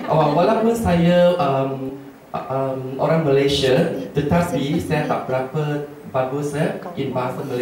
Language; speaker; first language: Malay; non-native, local second language; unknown